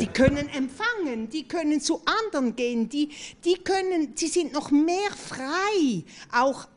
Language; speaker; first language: German; non-native, fluent; French